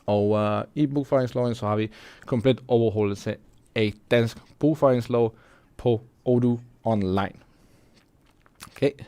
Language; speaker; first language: Danish; non-native, fluent; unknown